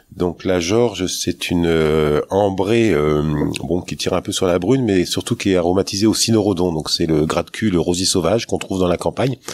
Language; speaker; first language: French; native; French